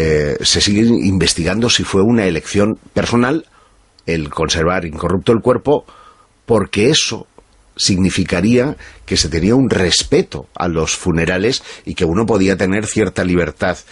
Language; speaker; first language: Spanish; native; Spanish